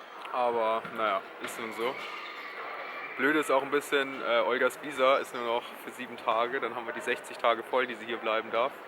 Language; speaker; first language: German; native; German